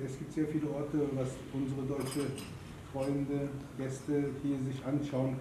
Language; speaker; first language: German; non-native, fluent; Turkish